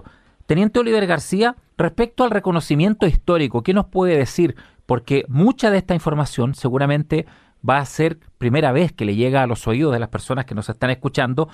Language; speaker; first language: Spanish; native; Spanish